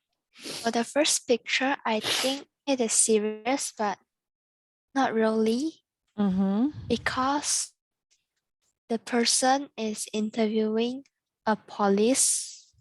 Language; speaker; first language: English; non-native, learner; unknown